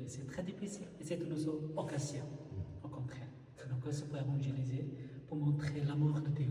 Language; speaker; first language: French; non-native, fluent; Bangla